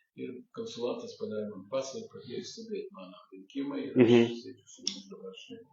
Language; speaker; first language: Lithuanian; non-native, local second language; Russian